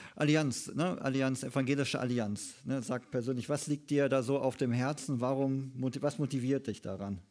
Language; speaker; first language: German; native; German